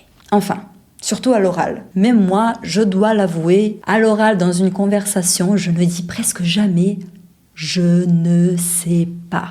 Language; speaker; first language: French; non-native, fluent; Portuguese